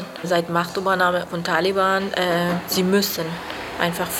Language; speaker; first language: German; non-native, learner; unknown